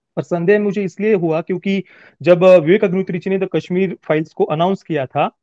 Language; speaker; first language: Hindi; native; Hindi